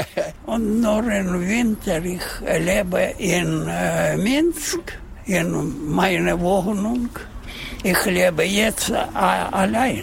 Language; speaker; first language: German; non-native, learner; Russian